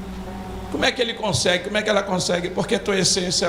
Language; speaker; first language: Portuguese; native; Portuguese